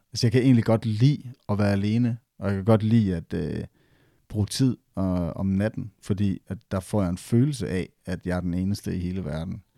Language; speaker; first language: Danish; native; Danish